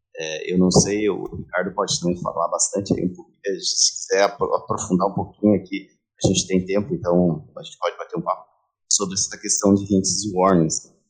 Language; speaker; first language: Portuguese; native; Portuguese